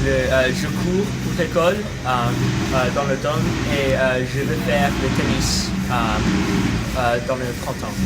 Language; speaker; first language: French; non-native, learner; English